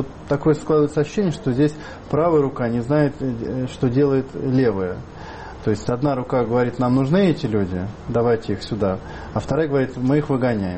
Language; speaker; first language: Russian; native; Russian